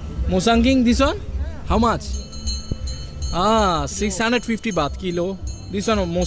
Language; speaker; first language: English; non-native, learner; Bangla